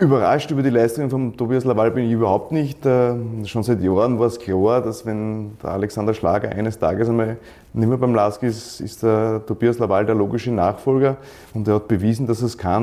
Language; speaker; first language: German; native; German